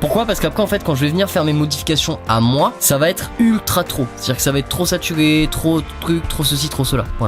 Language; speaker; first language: French; native; French